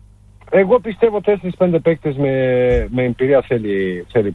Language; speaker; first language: Greek; non-native, fluent; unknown